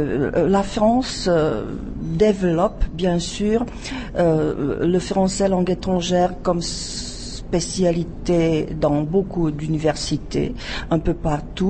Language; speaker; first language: French; non-native, fluent; Czech